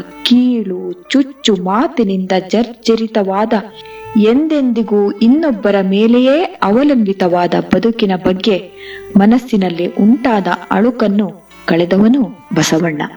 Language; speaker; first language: Kannada; native; Kannada